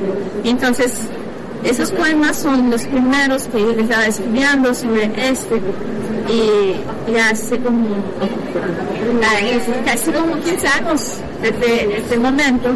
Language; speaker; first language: Spanish; non-native, learner; French